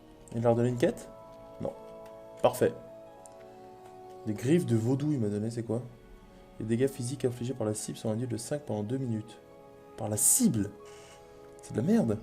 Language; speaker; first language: French; native; French